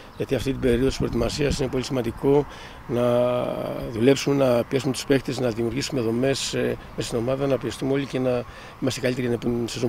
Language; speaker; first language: Greek; native; Greek